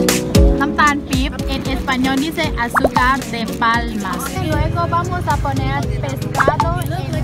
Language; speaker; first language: Spanish; non-native, learner; Thai